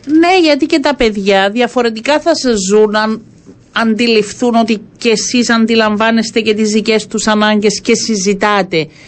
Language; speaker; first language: Greek; native; Greek